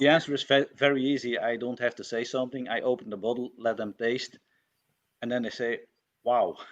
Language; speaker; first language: English; non-native, fluent; Dutch